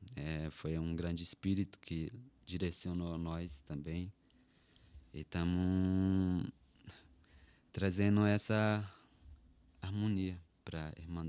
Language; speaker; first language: Portuguese; non-native, local second language; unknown